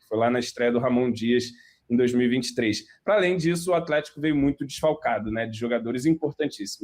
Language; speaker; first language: Portuguese; native; Portuguese